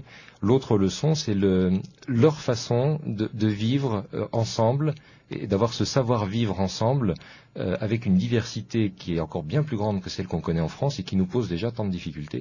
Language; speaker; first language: French; native; French